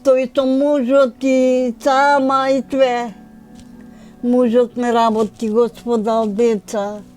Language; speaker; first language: Macedonian; native; Macedonian